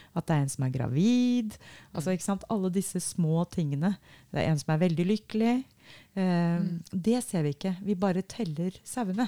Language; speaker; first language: Norwegian; native; Norwegian